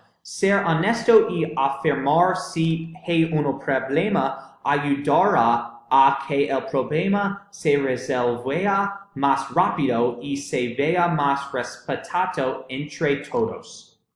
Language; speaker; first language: Spanish; non-native, learner; English